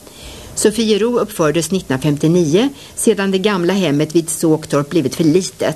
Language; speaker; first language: Swedish; native; Swedish